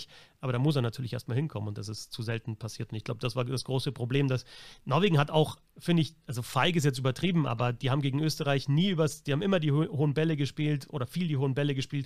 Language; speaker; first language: German; native; German